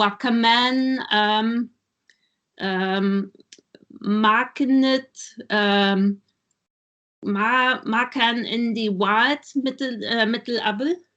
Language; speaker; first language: Arabic; non-native, learner; German